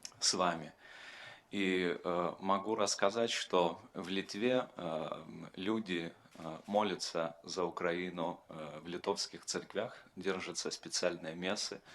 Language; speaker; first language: Russian; non-native, fluent; Lithuanian